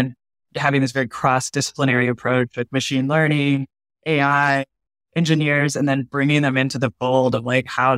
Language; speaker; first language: English; native; English